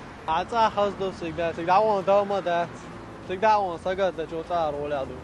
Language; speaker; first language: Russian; non-native, local second language; Chechen